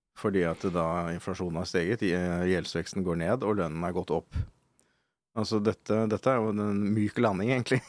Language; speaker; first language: Norwegian; native; Norwegian